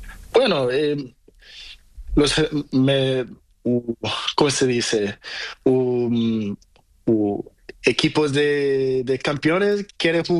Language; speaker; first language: Spanish; non-native, learner; Portuguese